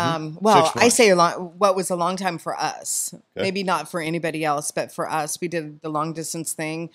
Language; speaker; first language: English; native; English